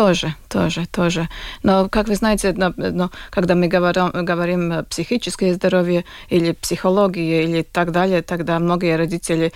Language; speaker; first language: Russian; non-native, local second language; Latvian